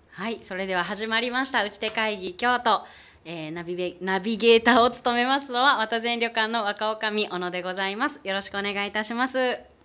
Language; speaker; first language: Japanese; native; Japanese